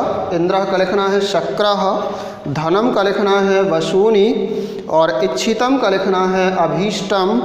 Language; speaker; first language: Hindi; native; Hindi